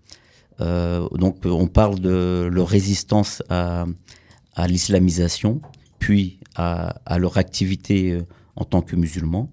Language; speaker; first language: French; early bilingual, other home language; Kurdish